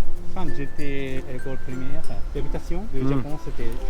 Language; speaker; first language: French; non-native, learner; Japanese